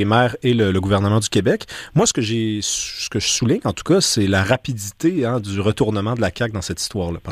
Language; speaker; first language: French; native; French